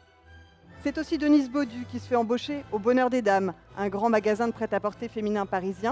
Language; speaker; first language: French; native; French